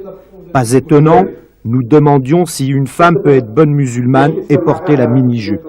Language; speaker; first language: French; native; French